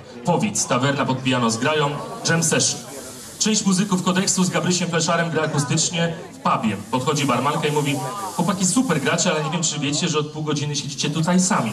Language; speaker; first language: Polish; native; Polish